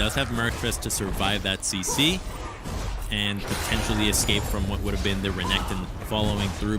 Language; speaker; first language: English; native; English